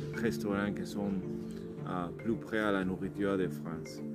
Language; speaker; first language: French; non-native, learner; Spanish